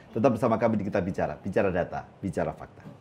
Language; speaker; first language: Indonesian; native; Indonesian